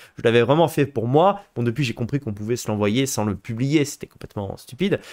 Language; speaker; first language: French; native; French